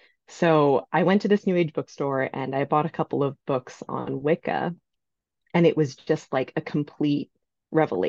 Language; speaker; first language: English; native; English